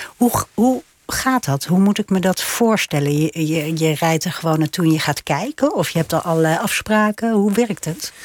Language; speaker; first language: Dutch; native; Dutch